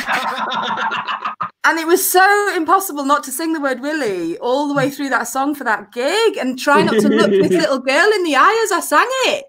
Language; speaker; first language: English; native; English